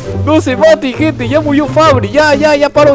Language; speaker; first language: Spanish; native; Spanish